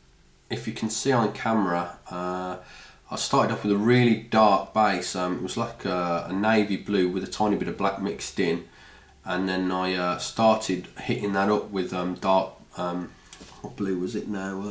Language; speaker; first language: English; native; English